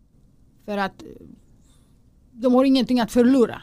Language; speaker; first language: Swedish; non-native, fluent; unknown